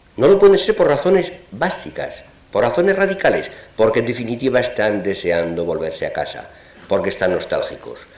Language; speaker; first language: Spanish; native; Spanish